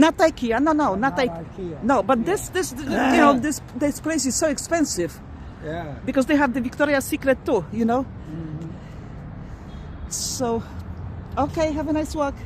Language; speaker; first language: English; non-native, fluent; Polish